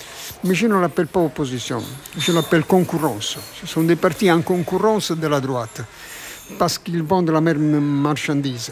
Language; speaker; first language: French; non-native, fluent; Italian